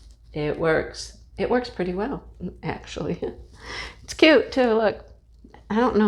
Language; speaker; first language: English; native; English